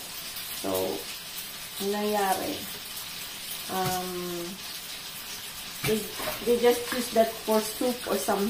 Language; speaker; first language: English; non-native, local second language; Filipino